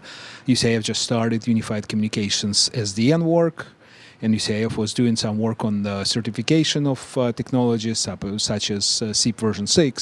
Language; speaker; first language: English; non-native, fluent; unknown